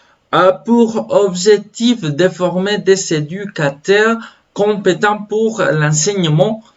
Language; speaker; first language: French; non-native, fluent; Spanish